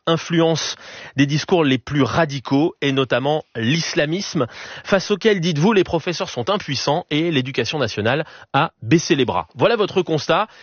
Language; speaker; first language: French; native; French